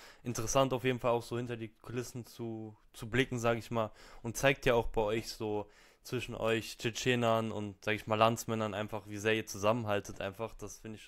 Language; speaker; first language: German; native; German